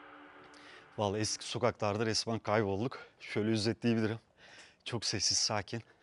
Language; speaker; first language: Turkish; native; Turkish